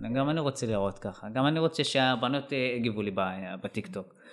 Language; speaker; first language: Hebrew; non-native, local second language; Arabic